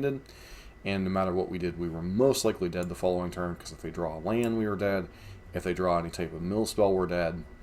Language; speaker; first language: English; native; English